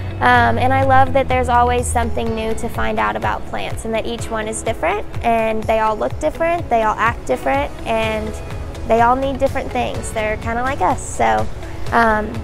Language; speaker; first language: English; native; English